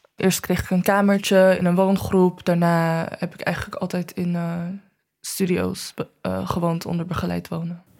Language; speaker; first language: Dutch; early bilingual, other home language; Chinese